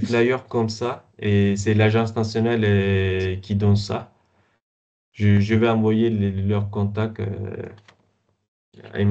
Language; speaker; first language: French; non-native, fluent; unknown